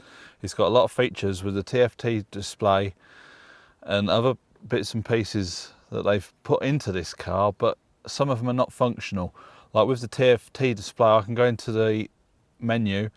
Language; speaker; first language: English; native; English